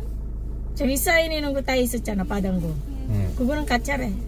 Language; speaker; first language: Korean; non-native, learner; Filipino